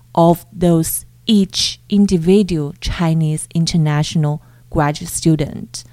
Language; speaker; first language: English; non-native, fluent; Chinese